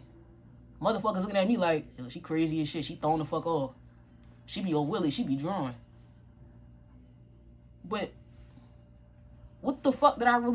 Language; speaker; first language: English; native; English